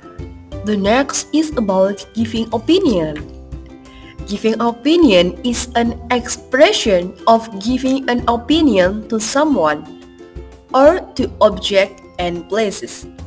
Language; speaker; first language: English; non-native, learner; Indonesian